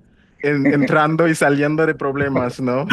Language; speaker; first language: Spanish; non-native, fluent; English